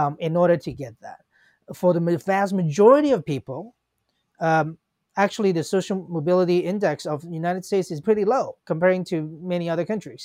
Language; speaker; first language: English; non-native, local second language; Cantonese